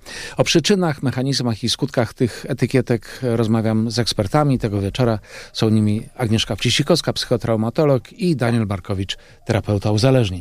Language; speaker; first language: Polish; native; Polish